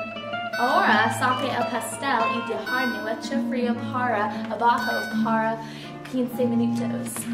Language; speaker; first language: Spanish; non-native, learner; English